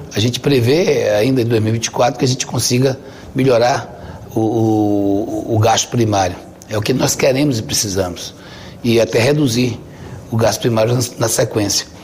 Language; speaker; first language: Portuguese; native; Portuguese